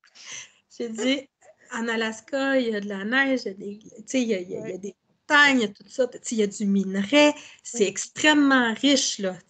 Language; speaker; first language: French; native; French